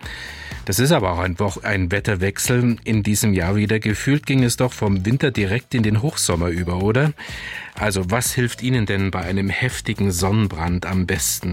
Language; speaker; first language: German; native; German